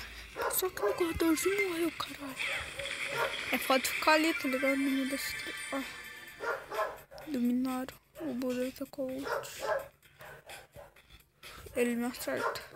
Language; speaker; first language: Portuguese; native; Portuguese